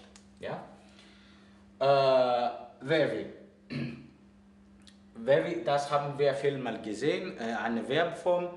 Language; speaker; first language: German; non-native, fluent; Greek